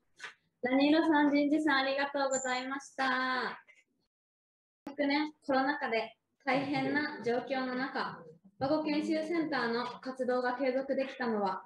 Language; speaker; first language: Japanese; native; Japanese